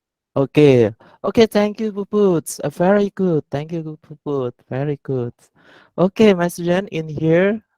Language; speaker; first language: English; non-native, learner; Indonesian